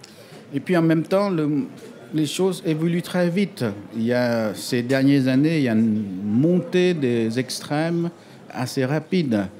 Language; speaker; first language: French; non-native, fluent; Khmer